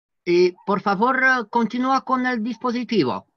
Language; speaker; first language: Spanish; non-native, learner; French